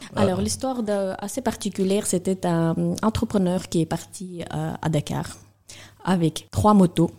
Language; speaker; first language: French; non-native, fluent; Russian